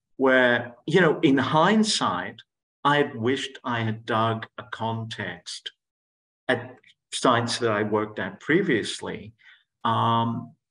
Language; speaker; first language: English; non-native, local second language; Greek